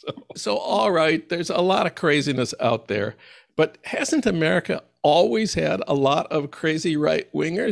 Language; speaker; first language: English; native; English